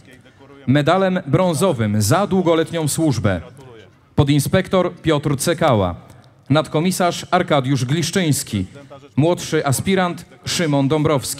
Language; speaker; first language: Polish; native; Polish